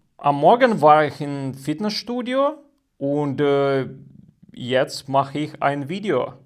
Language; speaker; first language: German; non-native, learner; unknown